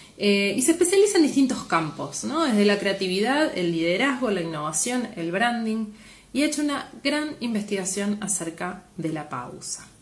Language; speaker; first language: Spanish; native; Spanish